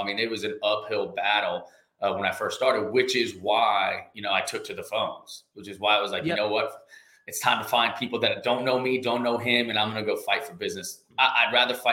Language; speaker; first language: English; native; English